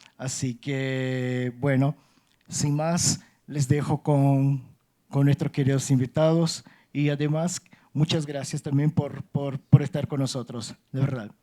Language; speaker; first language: Spanish; non-native, fluent; Portuguese